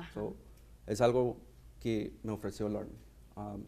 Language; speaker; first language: Spanish; early bilingual, heritage; Spanish